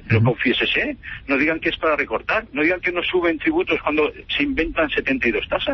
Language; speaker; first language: Spanish; native; Spanish